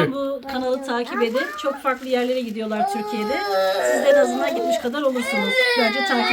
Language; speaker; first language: Turkish; native; Turkish